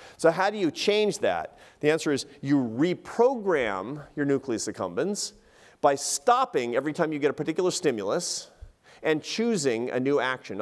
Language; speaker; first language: English; native; English